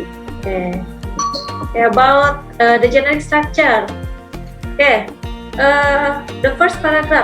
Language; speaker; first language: English; non-native, fluent; Indonesian